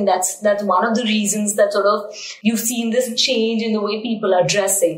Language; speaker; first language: English; non-native, local second language; Hindi